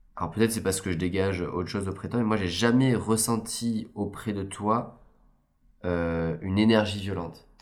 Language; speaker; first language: French; native; French